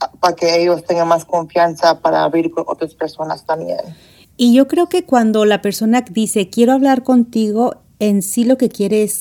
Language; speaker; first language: Spanish; early bilingual, heritage; Spanish